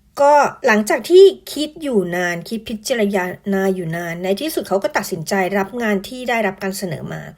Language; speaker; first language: Thai; native; Thai